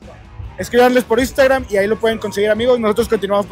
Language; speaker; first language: Spanish; native; Spanish